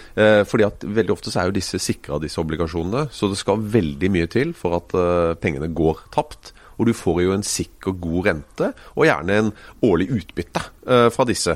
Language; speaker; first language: Norwegian; native; Norwegian